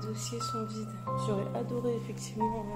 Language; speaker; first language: French; native; French